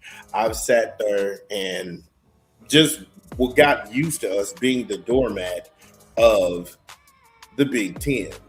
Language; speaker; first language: English; native; English